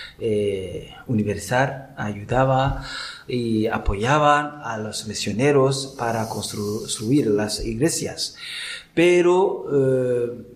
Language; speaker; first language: Spanish; non-native, learner; Rundi